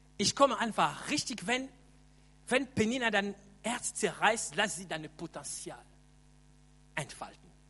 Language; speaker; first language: German; non-native, fluent; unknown